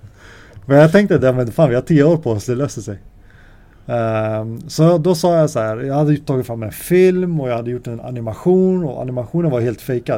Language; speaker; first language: Swedish; native; Swedish